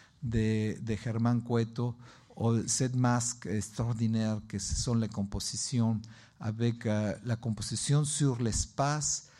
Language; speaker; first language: French; non-native, learner; Spanish